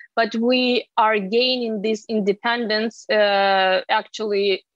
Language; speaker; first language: English; non-native, fluent; Ukrainian